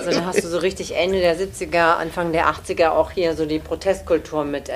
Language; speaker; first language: German; native; German